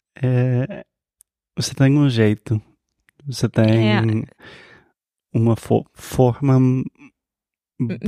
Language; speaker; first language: Portuguese; non-native, fluent; English